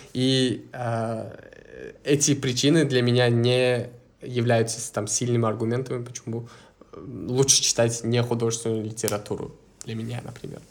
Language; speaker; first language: Russian; non-native, local second language; Uzbek